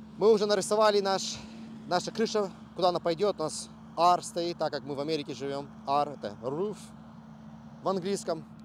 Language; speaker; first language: Russian; early bilingual, heritage; Russian